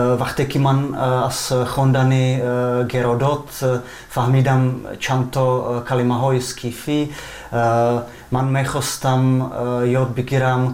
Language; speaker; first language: Persian; non-native, fluent; Czech